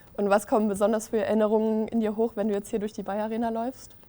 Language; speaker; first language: German; native; German